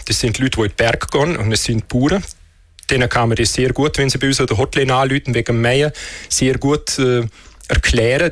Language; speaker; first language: German; native; German